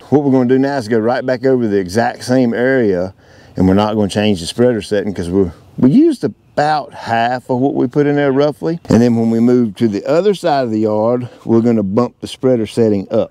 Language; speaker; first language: English; native; English